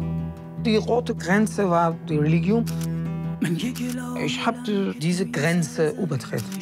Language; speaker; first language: German; non-native, learner; Persian